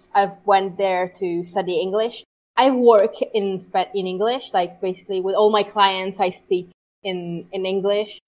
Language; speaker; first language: English; non-native, fluent; Italian